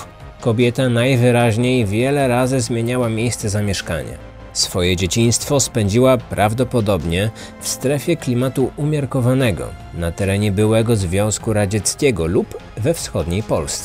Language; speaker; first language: Polish; native; Polish